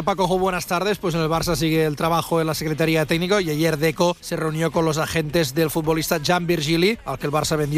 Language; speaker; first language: Spanish; native; Spanish